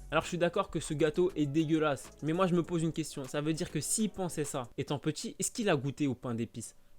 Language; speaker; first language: French; native; French